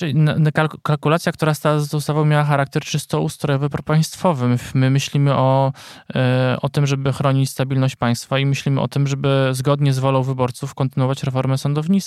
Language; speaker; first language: Polish; native; Polish